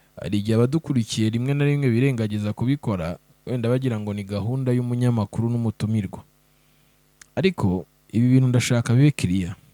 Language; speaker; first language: Kinyarwanda; native; Kinyarwanda